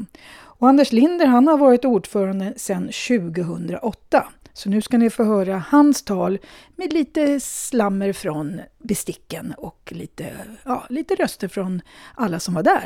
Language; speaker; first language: Swedish; native; Swedish